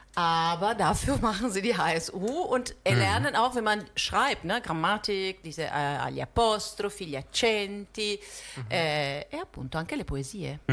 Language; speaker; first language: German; non-native, fluent; Italian